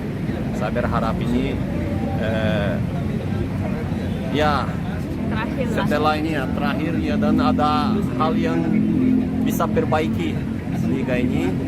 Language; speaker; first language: Indonesian; non-native, fluent; Portuguese